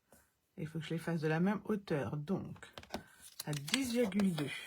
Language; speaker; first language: French; native; French